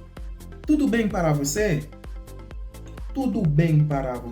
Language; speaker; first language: Portuguese; non-native, learner; Haitian Creole